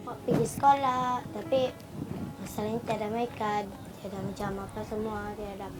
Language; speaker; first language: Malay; early bilingual, other home language; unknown